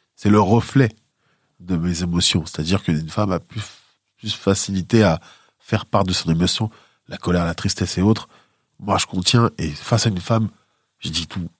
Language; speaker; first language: French; native; French